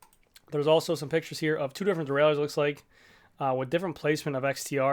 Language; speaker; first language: English; native; English